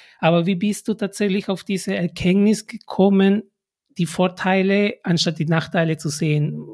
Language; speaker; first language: German; non-native, fluent; Spanish